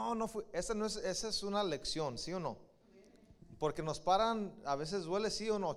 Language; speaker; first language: Spanish; early bilingual, heritage; Spanish